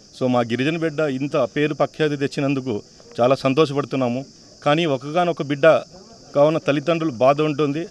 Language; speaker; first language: Telugu; non-native, local second language; Lambadi